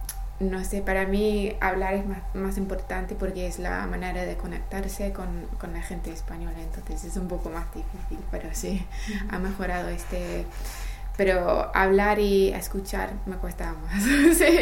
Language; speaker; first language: Spanish; non-native, fluent; English